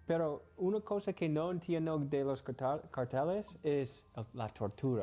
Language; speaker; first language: Spanish; non-native, learner; English